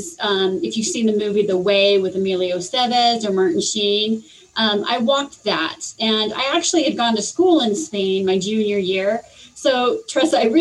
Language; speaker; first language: English; native; English